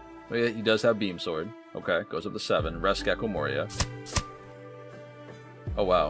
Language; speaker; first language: English; native; English